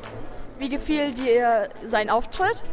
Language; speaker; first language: German; native; German